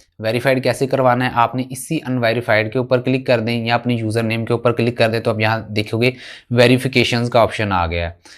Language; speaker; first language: Urdu; native; Urdu